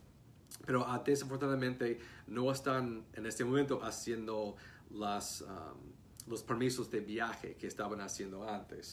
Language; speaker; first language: Spanish; non-native, fluent; English